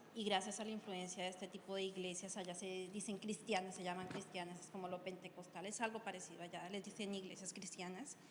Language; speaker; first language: Spanish; native; Spanish